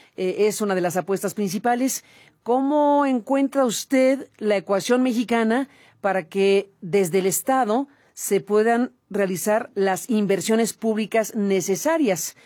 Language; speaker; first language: Spanish; native; Spanish